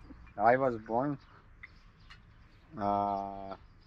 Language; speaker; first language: English; non-native, learner; Serbian